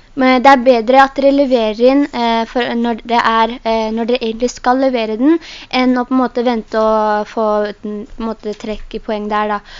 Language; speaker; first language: Norwegian; early bilingual, other home language; Urdu